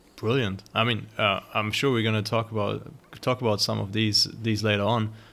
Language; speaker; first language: English; non-native, fluent; German